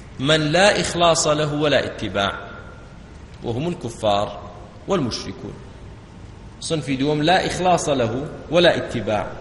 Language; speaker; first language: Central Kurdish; non-native, local second language; Kurdish